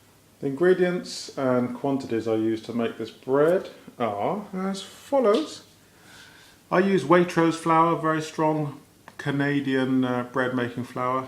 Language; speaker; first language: English; native; English